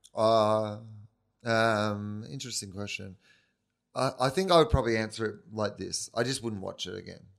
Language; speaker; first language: English; native; English